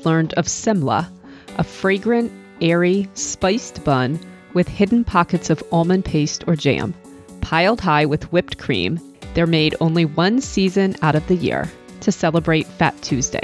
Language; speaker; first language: English; native; English